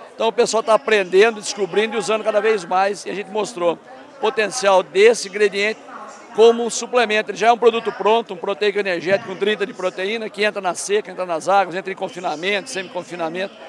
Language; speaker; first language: Portuguese; native; Portuguese